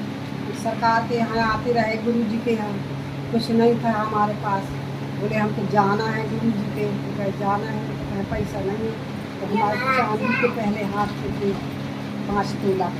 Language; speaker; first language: Hindi; native; Hindi